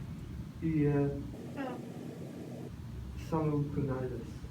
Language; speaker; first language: Japanese; non-native, learner; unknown